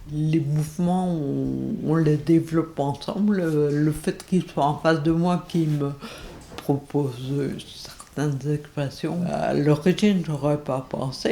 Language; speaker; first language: French; native; French